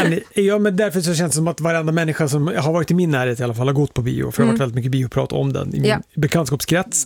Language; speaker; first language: Swedish; native; Swedish